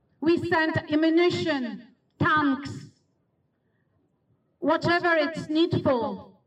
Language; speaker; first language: English; non-native, fluent; Polish